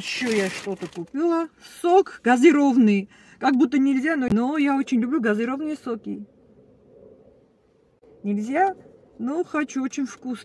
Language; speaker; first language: Russian; non-native, learner; Armenian